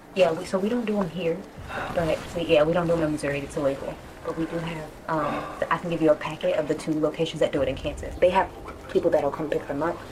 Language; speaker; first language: English; non-native, fluent; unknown